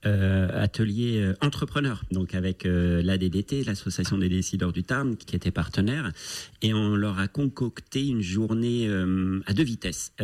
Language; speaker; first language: French; native; French